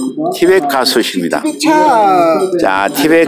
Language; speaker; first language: Korean; native; Korean